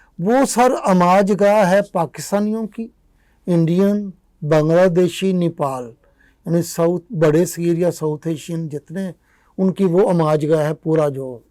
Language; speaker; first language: Urdu; non-native, local second language; Punjabi